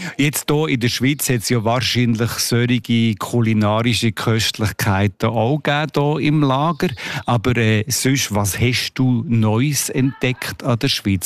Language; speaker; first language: German; native; German